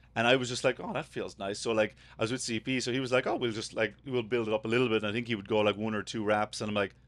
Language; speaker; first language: English; native; English